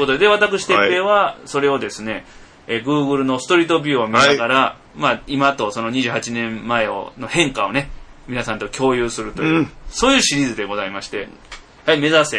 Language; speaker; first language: Japanese; native; Japanese